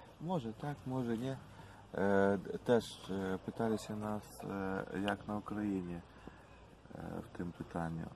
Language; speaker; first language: Polish; non-native, learner; Ukrainian